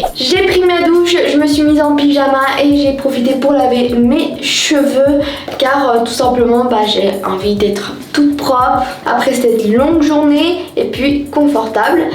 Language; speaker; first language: French; native; French